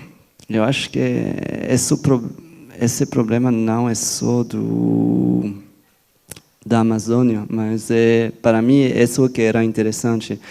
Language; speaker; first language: Portuguese; non-native, fluent; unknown